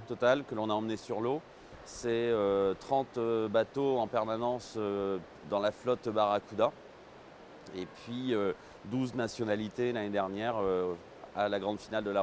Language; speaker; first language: French; native; French